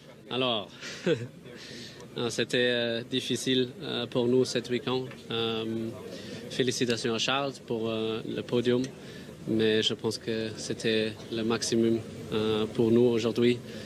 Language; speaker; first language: French; non-native, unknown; German